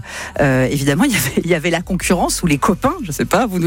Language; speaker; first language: French; native; French